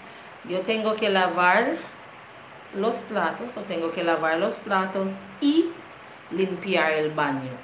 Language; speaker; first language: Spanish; non-native, fluent; English